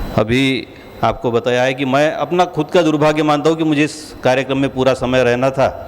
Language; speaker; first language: Hindi; non-native, local second language; Marathi